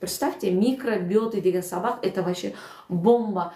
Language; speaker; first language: Russian; non-native, local second language; Kazakh